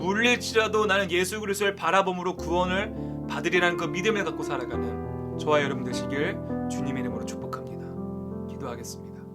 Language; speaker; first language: Korean; native; Korean